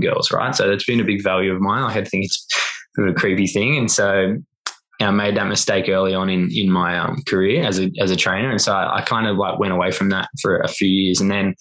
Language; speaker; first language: English; native; English